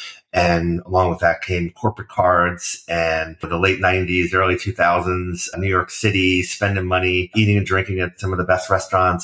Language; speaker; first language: English; native; English